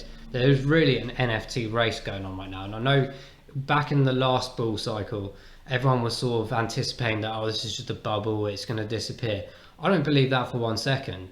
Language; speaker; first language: English; native; English